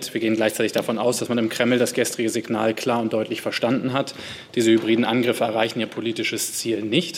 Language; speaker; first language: German; native; German